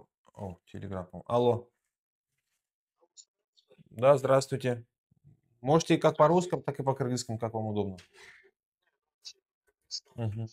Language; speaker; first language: Russian; native; Russian